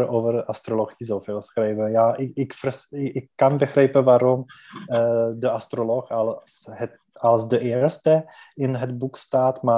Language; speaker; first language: Dutch; non-native, learner; Czech